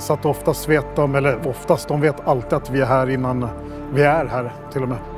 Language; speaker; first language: Swedish; native; Swedish